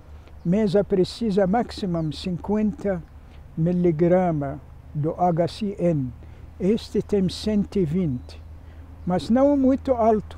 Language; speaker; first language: Portuguese; non-native, fluent; Arabic